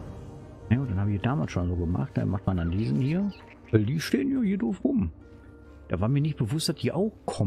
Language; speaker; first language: German; native; German